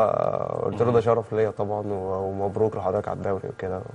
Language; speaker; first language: Arabic; native; Arabic